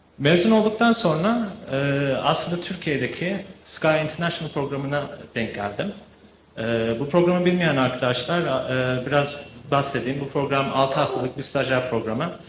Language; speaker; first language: Turkish; early bilingual, heritage; Turkish